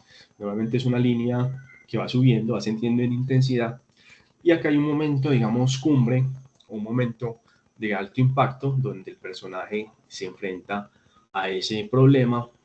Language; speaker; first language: Spanish; native; Spanish